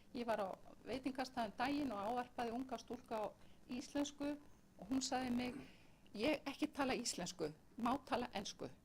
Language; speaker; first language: Icelandic; native; Icelandic